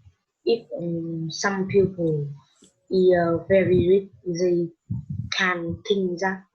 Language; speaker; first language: English; non-native, learner; Vietnamese